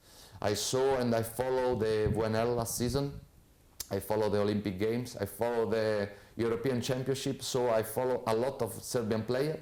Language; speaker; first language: English; non-native, fluent; Italian